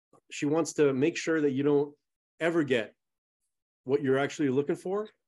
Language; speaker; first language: English; early bilingual, other home language; Russian